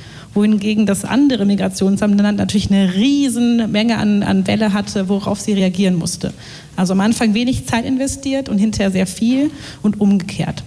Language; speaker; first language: German; native; German